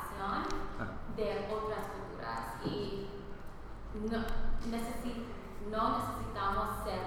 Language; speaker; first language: Spanish; non-native, learner; English